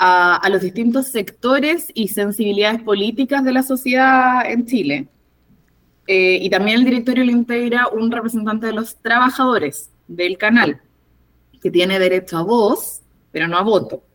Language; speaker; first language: Spanish; native; Spanish